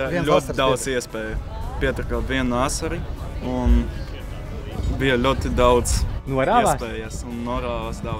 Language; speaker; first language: Latvian; non-native, local second language; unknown